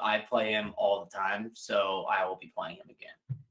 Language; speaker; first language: English; native; English